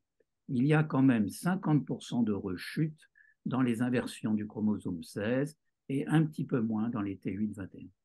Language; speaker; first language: French; native; French